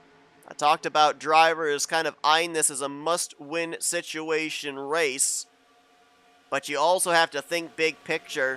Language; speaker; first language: English; native; English